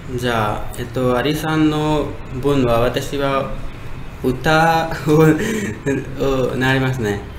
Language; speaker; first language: Japanese; non-native, learner; Hindi